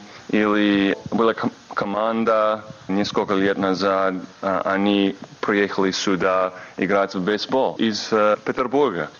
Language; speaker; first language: Russian; non-native, learner; English